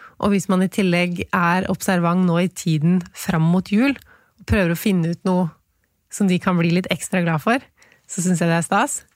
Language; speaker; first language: Norwegian; native; Norwegian